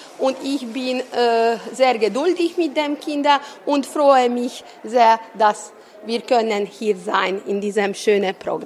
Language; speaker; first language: German; non-native, learner; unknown